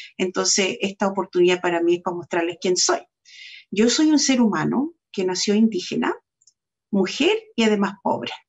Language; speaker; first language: Spanish; native; Spanish